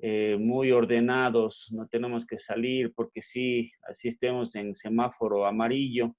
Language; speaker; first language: Spanish; native; Spanish